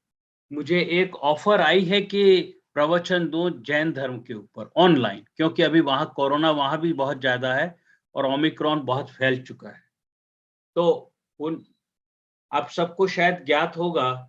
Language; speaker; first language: Hindi; native; Hindi